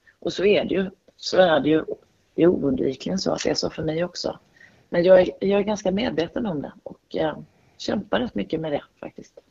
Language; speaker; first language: Swedish; native; Swedish